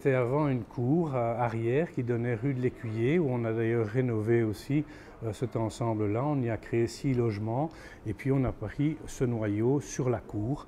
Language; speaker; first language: French; native; French